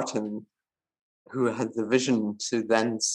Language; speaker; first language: English; native; English